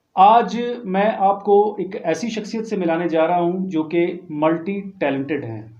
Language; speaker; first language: Urdu; non-native, local second language; Brahui